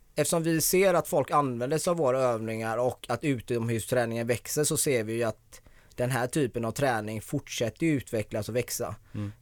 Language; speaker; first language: Swedish; native; Swedish